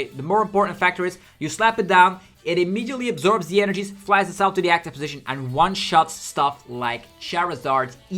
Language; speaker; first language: English; non-native, fluent; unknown